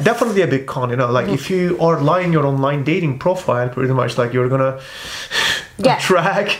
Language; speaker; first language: English; non-native, fluent; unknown